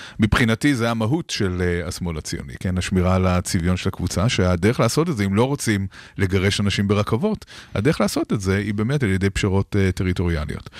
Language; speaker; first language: Hebrew; native; Hebrew